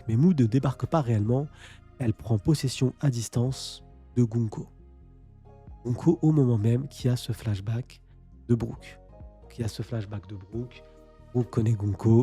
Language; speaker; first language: French; native; French